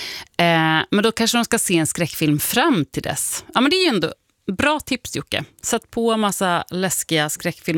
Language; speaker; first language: Swedish; native; Swedish